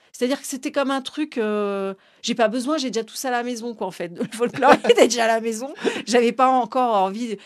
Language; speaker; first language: French; native; French